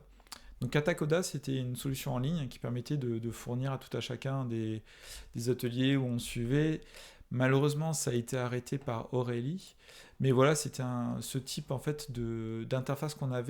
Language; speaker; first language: French; native; French